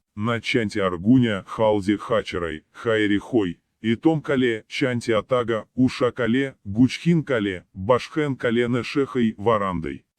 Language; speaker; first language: Russian; non-native, local second language; Chechen